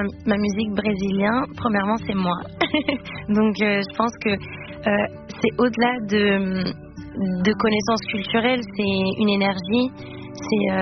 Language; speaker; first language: French; native; French